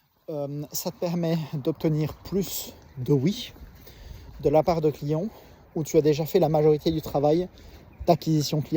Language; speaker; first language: French; native; French